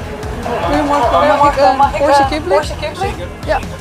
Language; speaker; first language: Dutch; non-native, learner; Indonesian